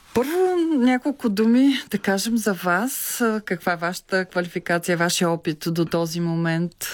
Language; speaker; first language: Bulgarian; native; Bulgarian